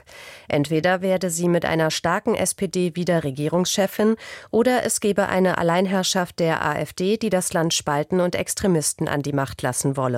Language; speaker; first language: German; native; German